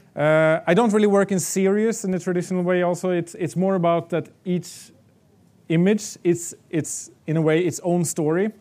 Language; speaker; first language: English; non-native, fluent; Swedish